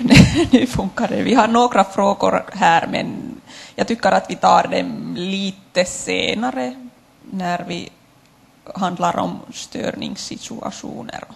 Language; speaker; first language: Swedish; non-native, local second language; Finnish